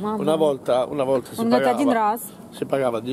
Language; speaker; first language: Italian; native; Italian